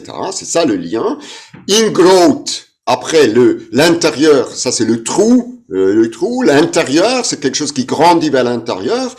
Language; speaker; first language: French; non-native, fluent; German